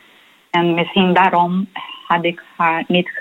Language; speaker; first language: Dutch; non-native, fluent; Portuguese